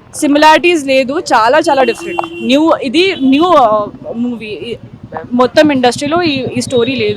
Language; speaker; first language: Telugu; non-native, learner; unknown